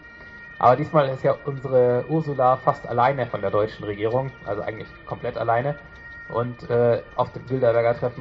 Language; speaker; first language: German; native; German